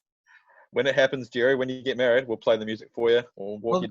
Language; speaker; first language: English; native; English